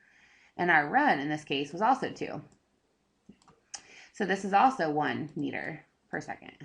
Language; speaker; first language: English; native; English